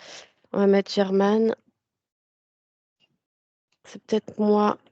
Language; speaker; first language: French; native; French